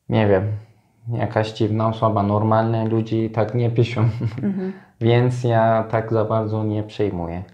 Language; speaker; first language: Polish; non-native, fluent; Turkish